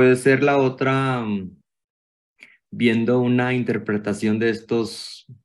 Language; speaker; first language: Spanish; native; Spanish